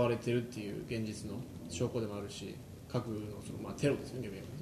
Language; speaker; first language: Japanese; native; Japanese